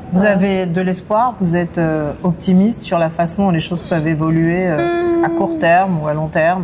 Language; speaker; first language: French; native; French